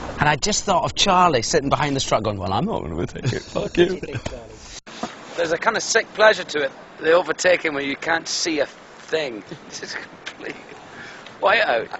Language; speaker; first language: English; native; English